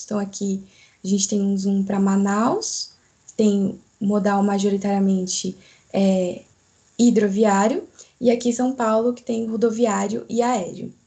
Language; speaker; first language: Portuguese; native; Portuguese